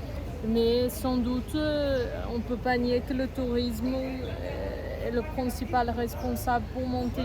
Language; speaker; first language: French; non-native, fluent; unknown